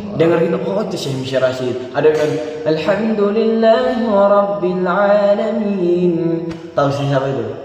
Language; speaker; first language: Indonesian; native; Indonesian